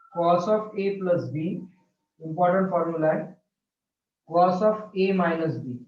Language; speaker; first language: Hindi; non-native, local second language; Marathi